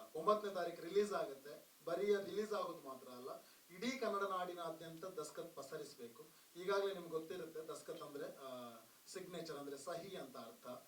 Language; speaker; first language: Kannada; non-native, local second language; Tulu